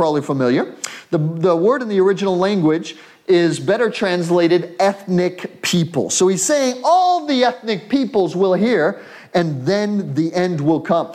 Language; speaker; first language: English; native; English